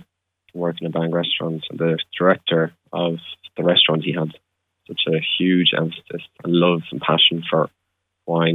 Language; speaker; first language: English; native; English